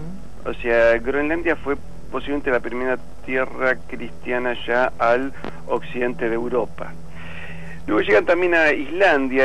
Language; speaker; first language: Spanish; native; Spanish